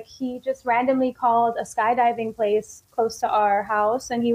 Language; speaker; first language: English; native; English